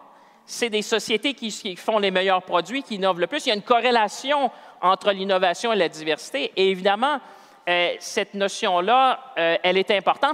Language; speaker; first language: French; native; French